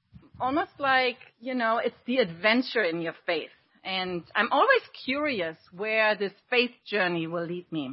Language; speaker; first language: English; non-native, fluent; German